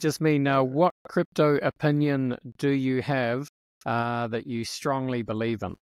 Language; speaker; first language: English; native; English